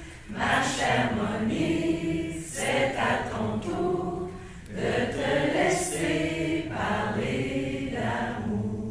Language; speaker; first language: French; native; French